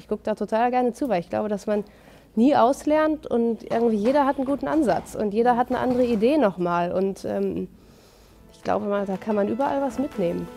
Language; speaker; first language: German; native; German